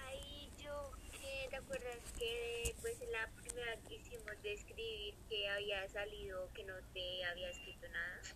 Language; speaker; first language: Spanish; native; Spanish